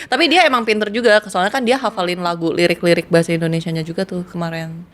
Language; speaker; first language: Indonesian; early bilingual, other home language; Korean